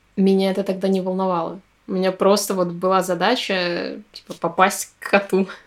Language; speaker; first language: Russian; native; Russian